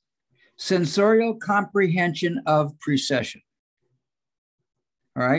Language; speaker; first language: English; native; English